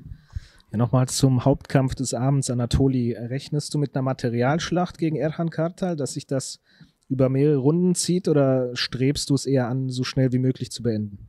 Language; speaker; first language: German; native; German